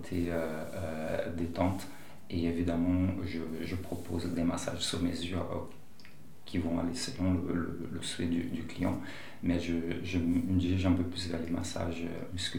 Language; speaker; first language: French; non-native, fluent; Portuguese